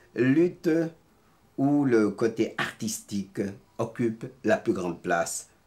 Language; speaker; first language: French; non-native, local second language; Serer